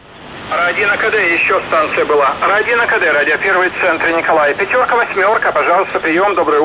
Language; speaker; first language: Russian; native; Russian